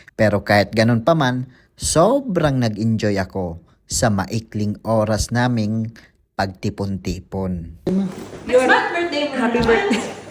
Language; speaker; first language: Filipino; native; Filipino